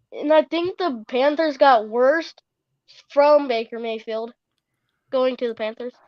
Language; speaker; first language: English; native; English